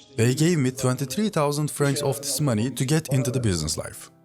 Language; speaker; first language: English; non-native, fluent; Turkish